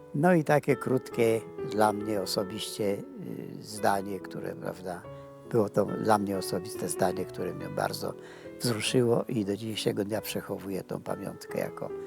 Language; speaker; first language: Polish; native; Polish